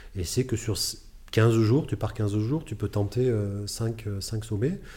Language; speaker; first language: French; native; French